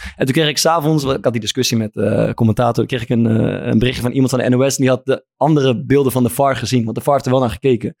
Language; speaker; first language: Dutch; native; Dutch